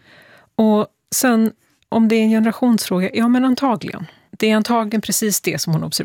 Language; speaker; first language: Swedish; native; Swedish